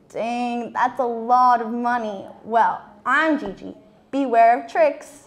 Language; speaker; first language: English; native; English